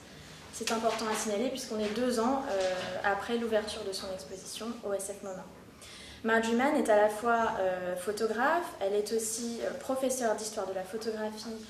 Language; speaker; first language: French; native; French